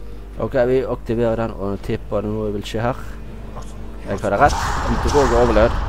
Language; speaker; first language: Norwegian; native; Norwegian